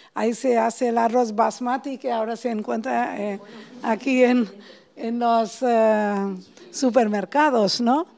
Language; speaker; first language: Spanish; non-native, fluent; Bangla